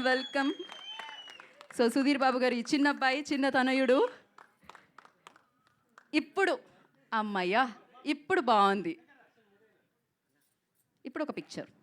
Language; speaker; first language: Telugu; native; Telugu